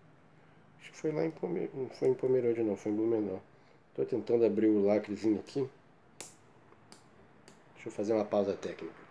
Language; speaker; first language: Portuguese; native; Portuguese